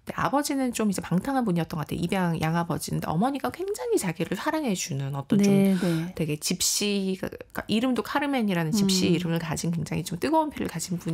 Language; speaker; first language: Korean; native; Korean